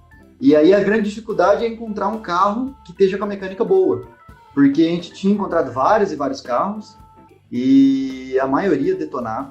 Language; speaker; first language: Portuguese; native; Portuguese